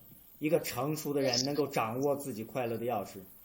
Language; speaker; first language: Chinese; native; Chinese